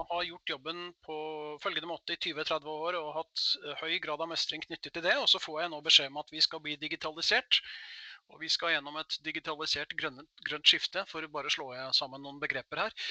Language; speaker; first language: Norwegian; native; Norwegian